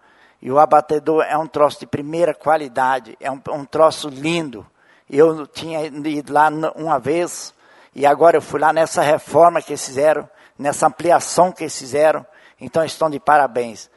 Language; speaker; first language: Portuguese; native; Portuguese